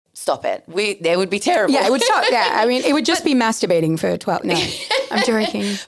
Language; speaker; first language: English; native; English